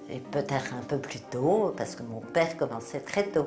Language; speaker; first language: French; native; French